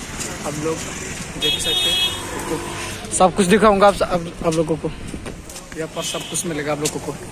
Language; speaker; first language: Hindi; non-native, local second language; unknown